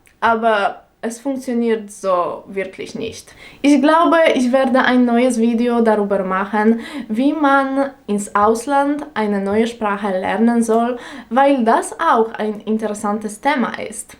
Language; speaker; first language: German; non-native, fluent; Polish